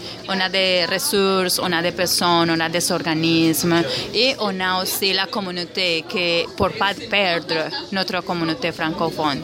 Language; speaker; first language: French; non-native, fluent; Spanish